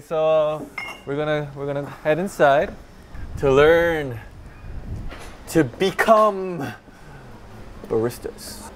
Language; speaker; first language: English; early bilingual, other home language; Korean